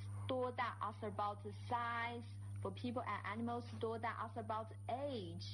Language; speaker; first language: English; non-native, fluent; Chinese